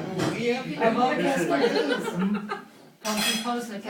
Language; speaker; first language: French; non-native, fluent; English